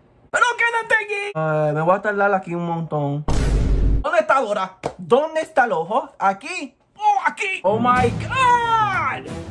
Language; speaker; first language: Spanish; early bilingual, heritage; Spanish